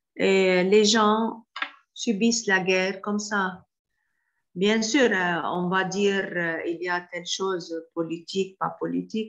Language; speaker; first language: French; non-native, fluent; Arabic